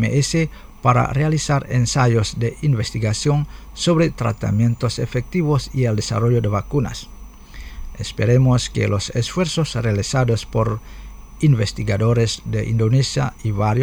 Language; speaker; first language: Spanish; non-native, fluent; Indonesian